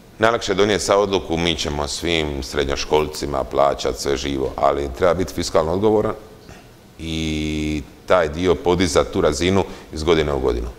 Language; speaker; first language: Croatian; native; Croatian